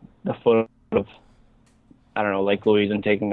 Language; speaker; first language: English; native; English